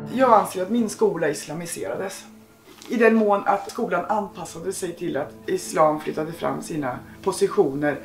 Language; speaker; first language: Swedish; native; Swedish